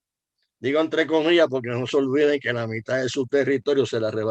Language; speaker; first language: Spanish; native; Spanish